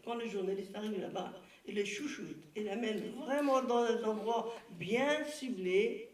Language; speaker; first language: French; non-native, fluent; Persian